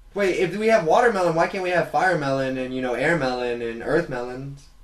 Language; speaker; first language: English; native; English